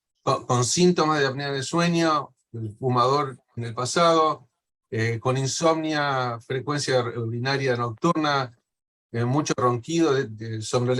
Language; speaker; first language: Spanish; native; Spanish